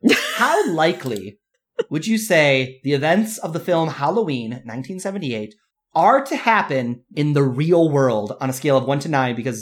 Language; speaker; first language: English; native; English